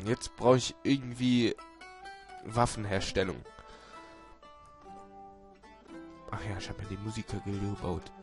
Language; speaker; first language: German; native; German